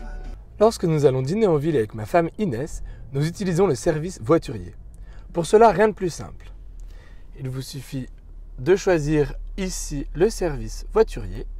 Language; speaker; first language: French; native; French